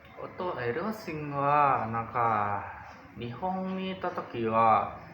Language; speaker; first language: Japanese; non-native, learner; Indonesian